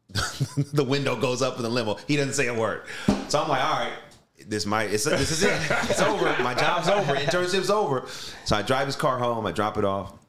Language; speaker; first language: English; native; English